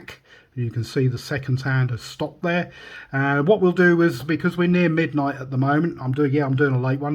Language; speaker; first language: English; native; English